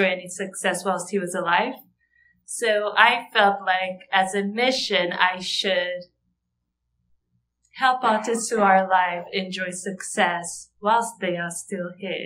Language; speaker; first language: English; non-native, fluent; Portuguese